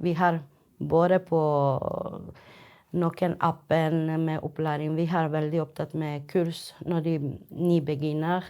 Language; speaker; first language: Norwegian; non-native, fluent; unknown